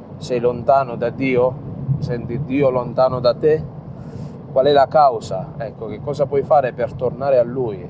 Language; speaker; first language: Italian; native; Italian